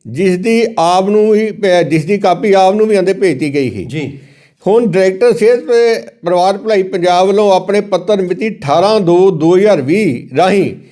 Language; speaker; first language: Punjabi; native; Punjabi